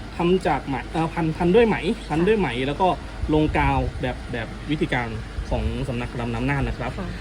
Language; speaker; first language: Thai; native; Thai